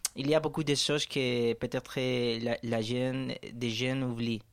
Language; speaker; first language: French; non-native, fluent; Spanish